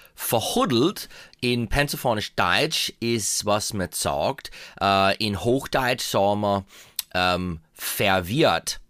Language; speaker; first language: German; early bilingual, heritage; English